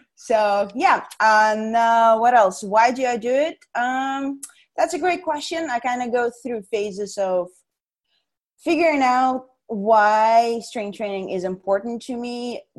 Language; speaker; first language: English; non-native, fluent; Russian